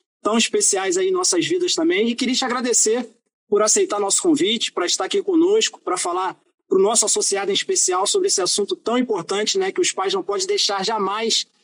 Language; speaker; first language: Portuguese; native; Portuguese